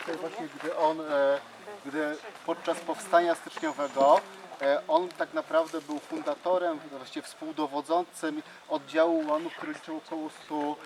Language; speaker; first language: Polish; native; Polish